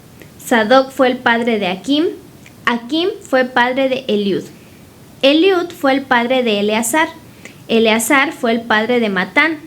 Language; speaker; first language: Spanish; native; Spanish